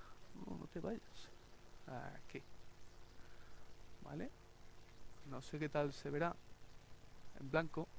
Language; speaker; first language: Spanish; native; Spanish